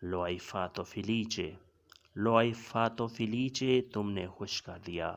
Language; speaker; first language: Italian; non-native, learner; Urdu